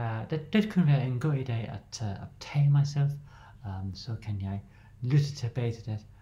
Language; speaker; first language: Danish; non-native, learner; English